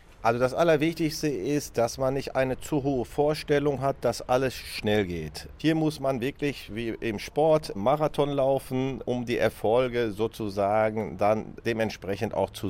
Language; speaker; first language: German; early bilingual, other home language; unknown